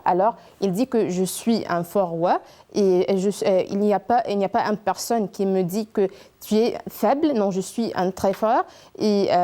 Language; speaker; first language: French; non-native, learner; Arabic